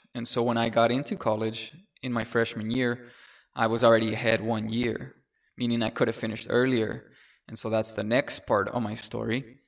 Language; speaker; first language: English; early bilingual, other home language; Spanish